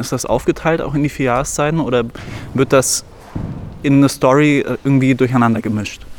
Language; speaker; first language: German; native; German